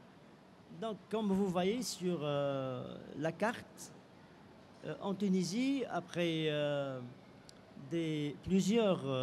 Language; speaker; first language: French; non-native, local second language; Arabic